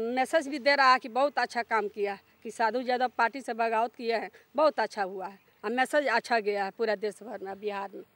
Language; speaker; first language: Hindi; native; Hindi